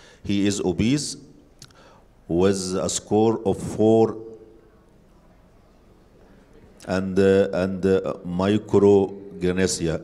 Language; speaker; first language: English; non-native, fluent; Arabic